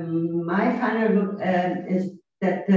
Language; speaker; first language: English; non-native, learner; Italian